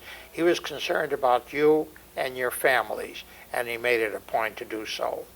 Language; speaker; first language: English; native; English